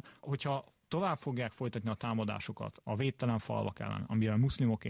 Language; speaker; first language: Hungarian; native; Hungarian